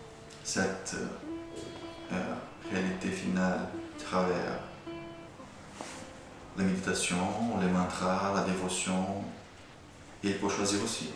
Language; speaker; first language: French; non-native, fluent; Portuguese